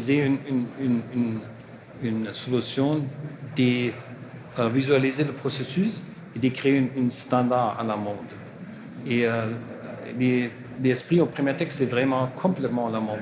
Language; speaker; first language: French; non-native, learner; German